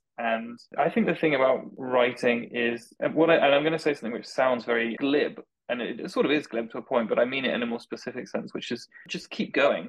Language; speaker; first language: English; native; English